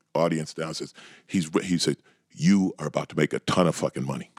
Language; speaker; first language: English; native; English